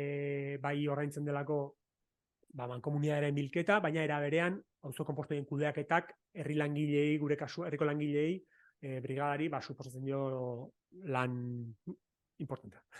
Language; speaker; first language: Basque; native; Basque